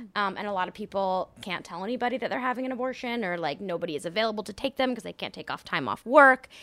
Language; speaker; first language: English; early bilingual, other home language; French